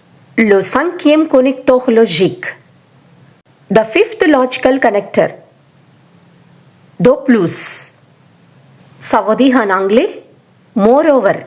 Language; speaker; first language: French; non-native, fluent; Telugu